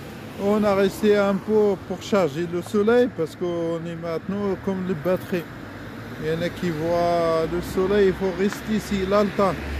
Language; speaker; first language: French; non-native, fluent; Arabic